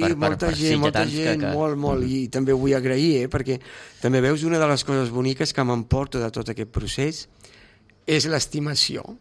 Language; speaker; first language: Catalan; native; Catalan